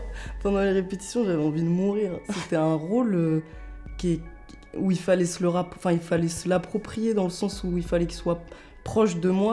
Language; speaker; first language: French; native; French